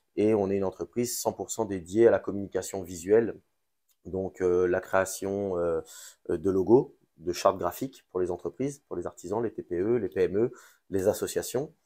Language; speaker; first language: French; native; French